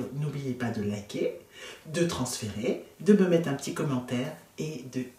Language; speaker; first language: French; native; French